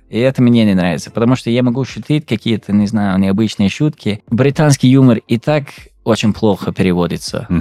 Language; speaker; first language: Russian; non-native, fluent; English